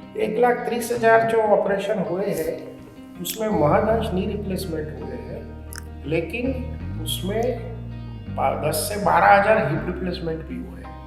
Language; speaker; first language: Hindi; non-native, local second language; Gujarati